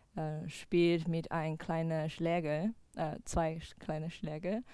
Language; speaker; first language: German; non-native, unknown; Chinese